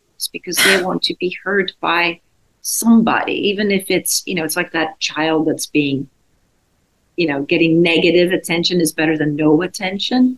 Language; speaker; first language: English; non-native, fluent; Czech